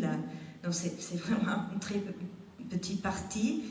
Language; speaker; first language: French; non-native, fluent; Italian